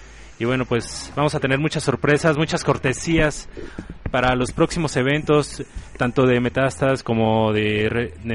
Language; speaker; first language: Spanish; native; Spanish